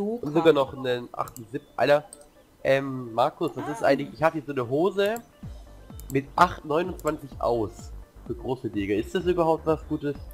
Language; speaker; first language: German; native; German